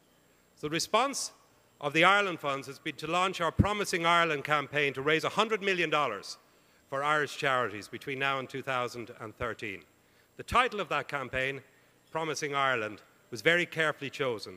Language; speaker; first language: English; native; English